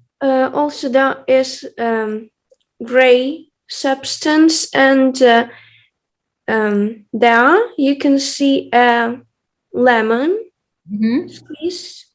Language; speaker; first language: English; non-native, fluent; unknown